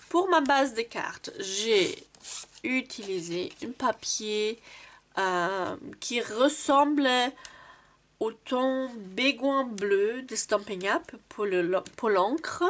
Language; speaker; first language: French; non-native, fluent; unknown